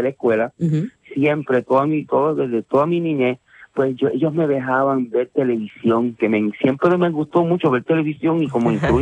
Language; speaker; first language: Spanish; native; Spanish